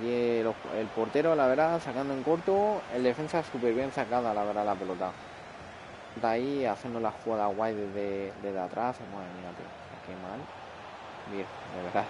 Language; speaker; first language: Spanish; native; Spanish